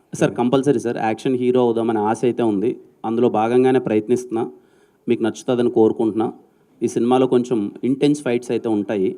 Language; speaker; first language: Telugu; native; Telugu